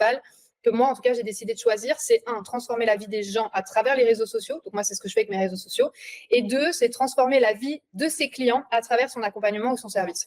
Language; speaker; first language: French; native; French